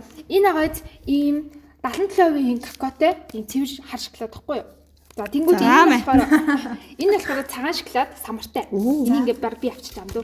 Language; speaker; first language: Mongolian; native; Mongolian